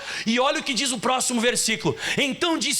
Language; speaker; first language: Portuguese; native; Portuguese